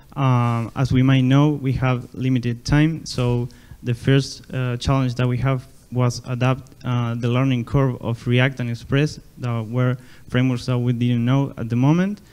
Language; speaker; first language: English; non-native, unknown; Spanish